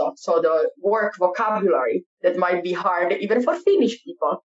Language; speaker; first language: English; non-native, fluent; Italian